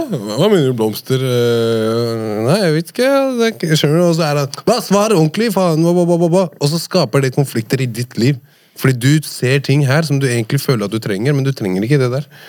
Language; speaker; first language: Norwegian; native; Norwegian